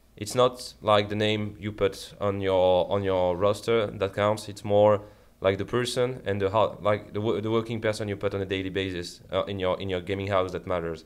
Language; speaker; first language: English; non-native, fluent; French